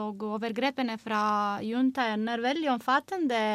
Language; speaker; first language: Norwegian; non-native, fluent; Romanian